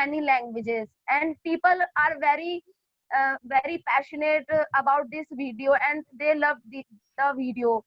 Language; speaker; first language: English; non-native, learner; Hindi